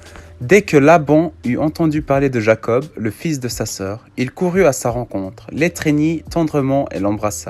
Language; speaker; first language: French; native; French